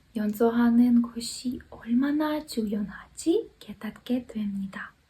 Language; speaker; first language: Korean; non-native, fluent; Ukrainian